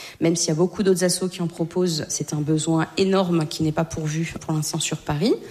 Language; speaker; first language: French; native; French